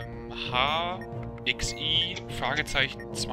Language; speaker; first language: German; native; German